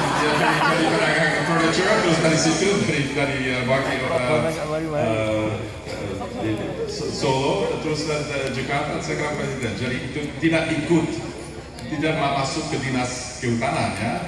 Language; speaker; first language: Indonesian; non-native, fluent; English